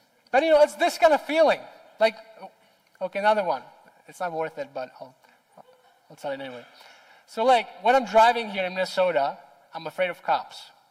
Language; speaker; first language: English; non-native, fluent; Czech